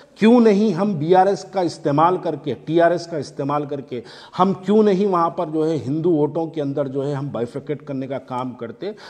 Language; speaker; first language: Hindi; non-native, local second language; Urdu